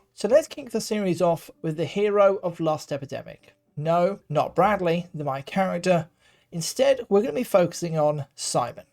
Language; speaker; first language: English; native; English